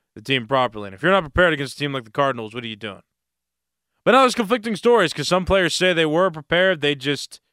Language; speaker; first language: English; native; English